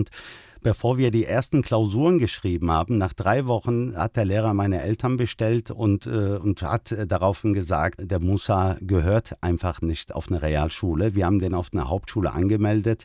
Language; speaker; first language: German; early bilingual, other home language; Turkish